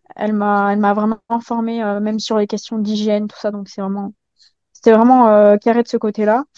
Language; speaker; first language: French; native; French